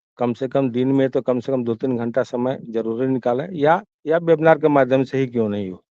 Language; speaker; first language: Hindi; native; Hindi